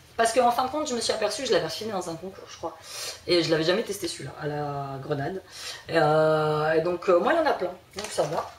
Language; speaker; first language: French; early bilingual, other home language; Portuguese